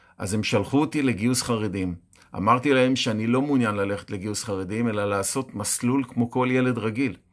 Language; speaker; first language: Hebrew; native; Hebrew